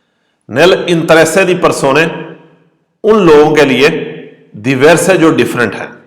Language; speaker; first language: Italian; non-native, fluent; Urdu